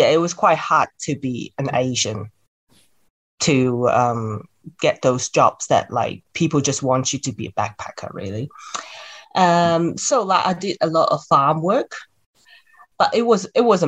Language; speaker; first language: English; non-native, local second language; Cantonese